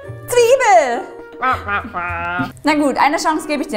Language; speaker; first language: German; native; German